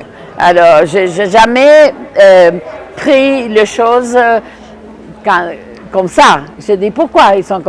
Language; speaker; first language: French; non-native, fluent; Spanish